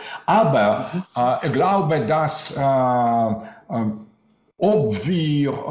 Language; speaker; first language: German; non-native, learner; Russian